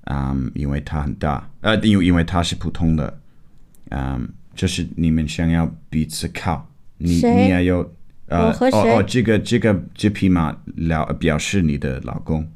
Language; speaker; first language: Chinese; non-native, fluent; English